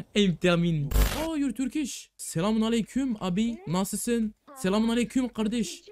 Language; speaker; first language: French; native; French